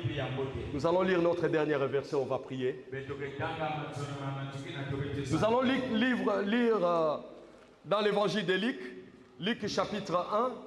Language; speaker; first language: French; non-native, local second language; Lingala